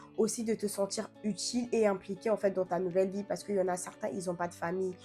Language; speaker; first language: French; non-native, fluent; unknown